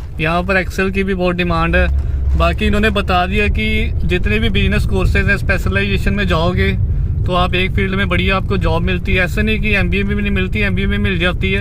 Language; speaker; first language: Hindi; non-native, local second language; Punjabi